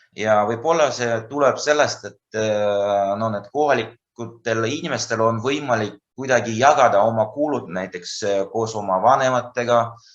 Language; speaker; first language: Estonian; non-native, fluent; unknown